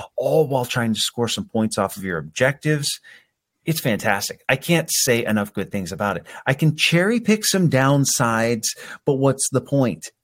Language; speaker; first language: English; native; English